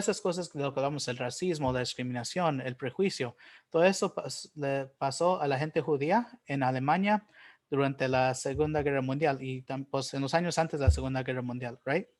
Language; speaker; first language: Spanish; early bilingual, heritage; Spanish